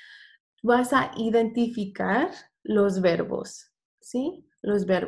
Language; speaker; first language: Spanish; non-native, fluent; English